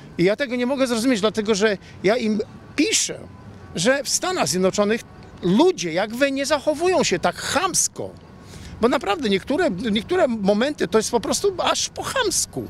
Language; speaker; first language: Polish; native; Polish